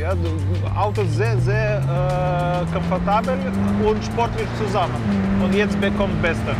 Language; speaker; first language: German; non-native, fluent; Russian